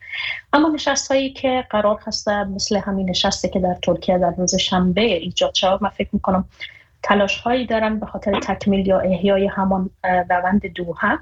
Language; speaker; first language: Persian; native; Persian